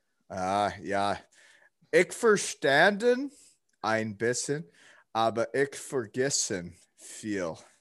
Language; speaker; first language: German; non-native, learner; English